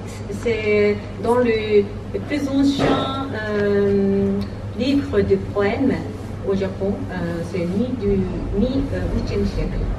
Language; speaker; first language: French; non-native, learner; Japanese